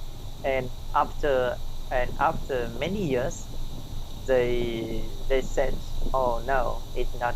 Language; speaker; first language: English; non-native, learner; Vietnamese